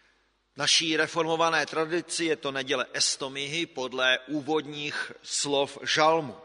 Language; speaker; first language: Czech; native; Czech